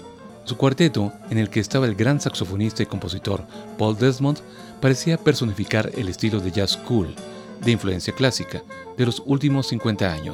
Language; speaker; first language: Spanish; native; Spanish